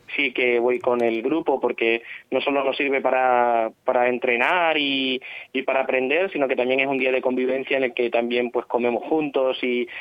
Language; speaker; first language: Spanish; native; Spanish